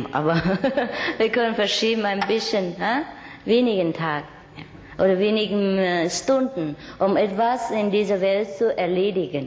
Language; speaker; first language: German; non-native, learner; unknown